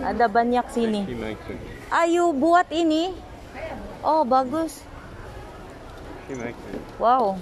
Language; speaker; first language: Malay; non-native, learner; Filipino